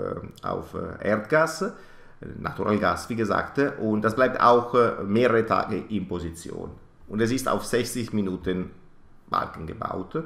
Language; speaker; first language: German; non-native, fluent; Italian